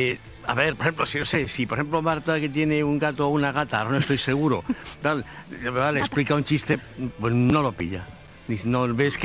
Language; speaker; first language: Spanish; native; Spanish